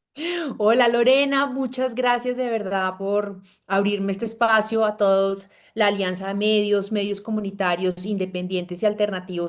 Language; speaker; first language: Spanish; native; Spanish